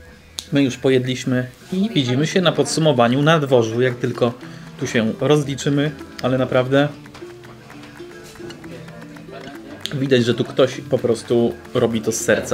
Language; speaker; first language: Polish; native; Polish